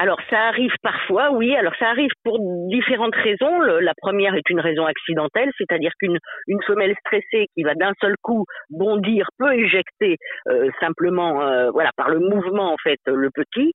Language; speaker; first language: French; native; French